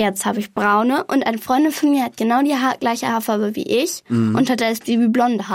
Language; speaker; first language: German; native; German